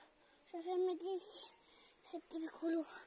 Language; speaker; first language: French; native; French